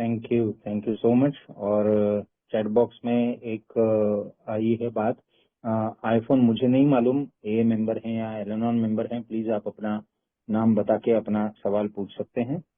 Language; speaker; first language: Hindi; native; Hindi